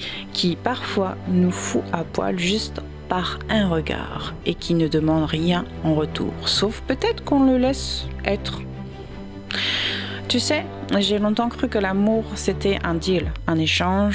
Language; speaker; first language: French; native; French